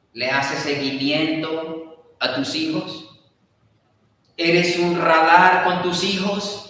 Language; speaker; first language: Spanish; native; Spanish